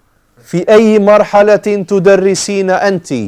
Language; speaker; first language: Arabic; non-native, fluent; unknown